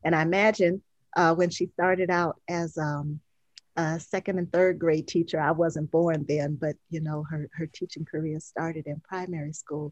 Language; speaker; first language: English; native; English